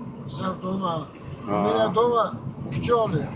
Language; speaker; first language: Russian; non-native, local second language; Uzbek